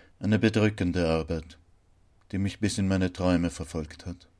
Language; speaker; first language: German; native; German